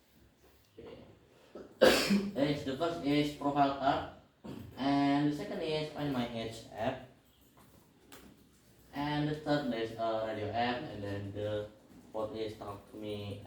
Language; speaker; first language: English; non-native, learner; Indonesian